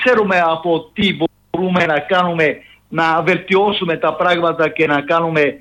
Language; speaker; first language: Greek; non-native, fluent; Serbian